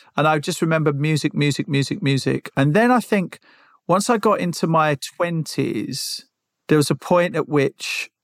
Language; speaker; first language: English; native; English